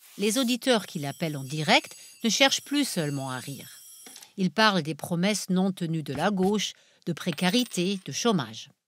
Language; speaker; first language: French; non-native, fluent; German